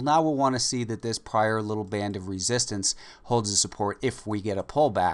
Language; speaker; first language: English; native; English